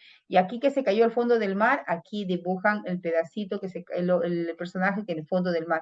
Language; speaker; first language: Spanish; native; Spanish